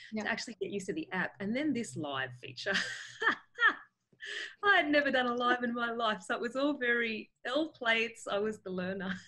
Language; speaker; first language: English; native; English